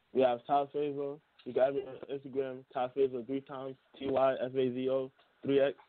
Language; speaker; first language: English; native; English